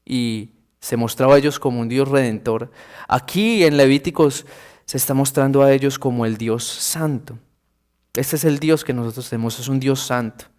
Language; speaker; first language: Spanish; native; Spanish